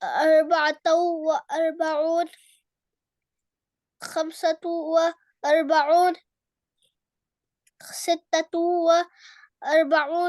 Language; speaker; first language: Arabic; non-native, learner; Urdu